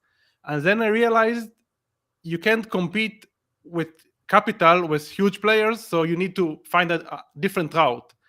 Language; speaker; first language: English; non-native, fluent; Hebrew